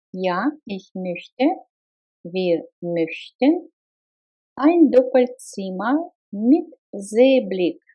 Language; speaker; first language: German; non-native, fluent; Russian